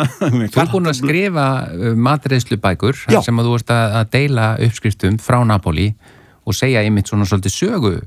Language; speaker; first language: Icelandic; native; Icelandic